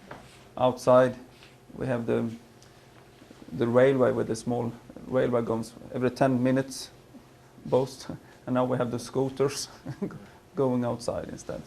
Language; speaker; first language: English; non-native, learner; Swedish